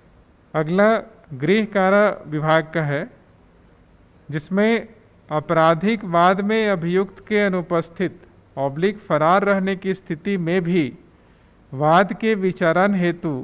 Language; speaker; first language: Hindi; native; Hindi